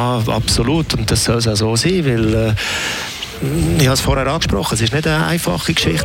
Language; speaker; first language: German; native; German